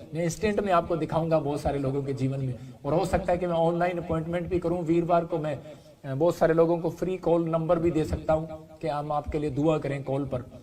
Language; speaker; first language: Hindi; non-native, local second language; Punjabi